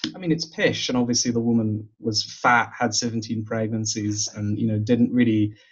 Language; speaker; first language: English; native; English